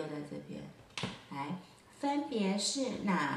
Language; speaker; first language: Chinese; native; Chinese